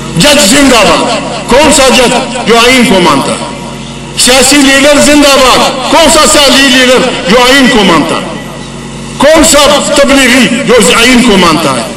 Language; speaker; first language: Urdu; non-native, local second language; Pashto